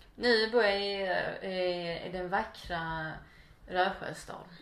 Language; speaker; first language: Swedish; native; Swedish